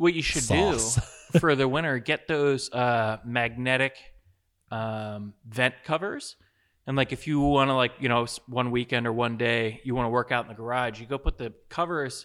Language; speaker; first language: English; native; English